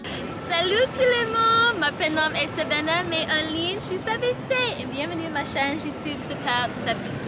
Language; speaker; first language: French; non-native, learner; English